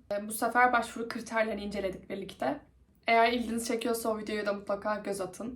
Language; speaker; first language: Turkish; native; Turkish